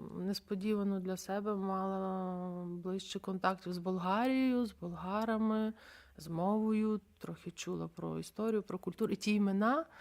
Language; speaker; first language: Ukrainian; native; Ukrainian